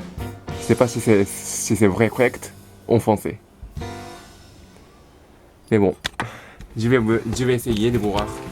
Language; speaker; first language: French; non-native, learner; Japanese